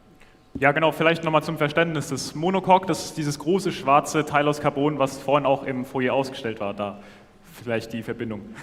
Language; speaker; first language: German; native; German